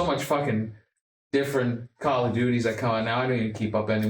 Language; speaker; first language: English; native; English